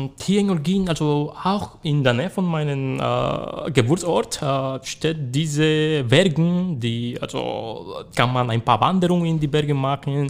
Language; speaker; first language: German; non-native, learner; Spanish